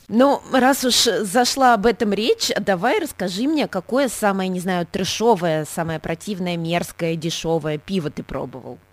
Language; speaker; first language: Russian; native; Russian